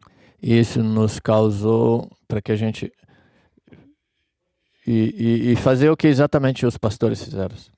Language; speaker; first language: Portuguese; non-native, fluent; English